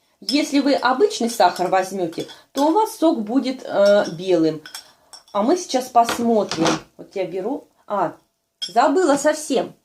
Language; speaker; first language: Russian; native; Russian